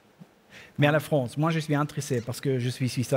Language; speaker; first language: French; non-native, learner; German